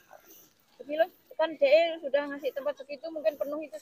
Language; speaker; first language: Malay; non-native, local second language; Javanese